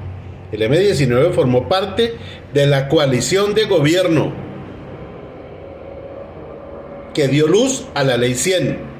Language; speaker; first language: Spanish; native; Spanish